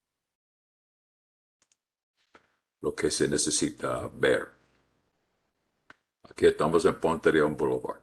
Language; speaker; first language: Spanish; non-native, fluent; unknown